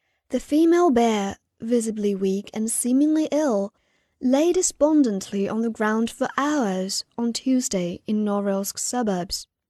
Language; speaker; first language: English; non-native, fluent; Chinese